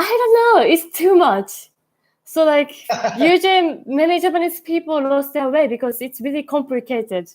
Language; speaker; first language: English; non-native, learner; Japanese